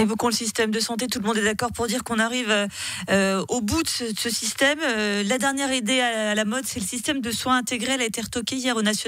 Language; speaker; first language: French; native; French